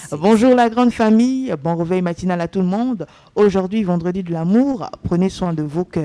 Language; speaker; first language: French; native; French